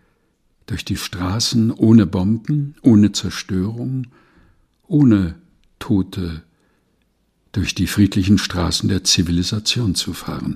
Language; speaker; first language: German; non-native, fluent; Portuguese